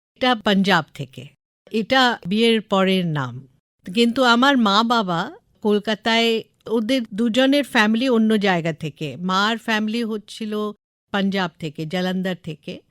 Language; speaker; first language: Bangla; non-native, local second language; English